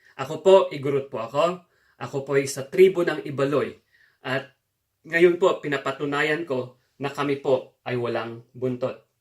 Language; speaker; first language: Filipino; non-native, local second language; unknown